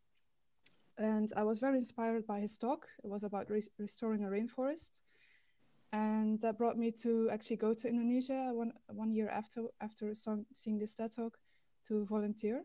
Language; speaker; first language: English; non-native, fluent; Dutch